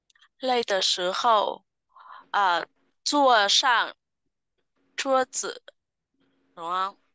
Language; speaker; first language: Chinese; non-native, fluent; Vietnamese